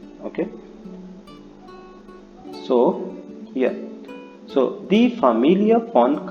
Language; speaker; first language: German; non-native, fluent; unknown